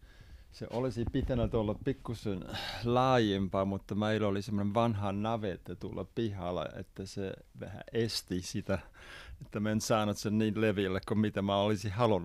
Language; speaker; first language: Finnish; non-native, fluent; English